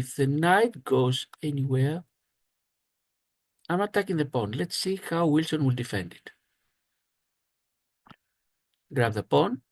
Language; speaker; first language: English; non-native, fluent; Greek